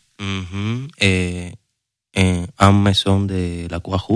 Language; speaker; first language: French; non-native, learner; Spanish